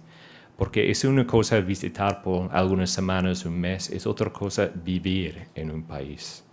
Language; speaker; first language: Spanish; non-native, fluent; English